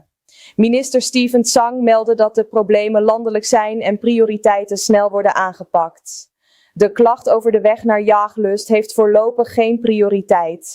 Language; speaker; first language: Dutch; native; Dutch